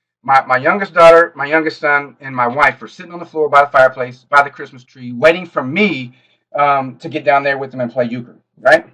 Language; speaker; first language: English; native; English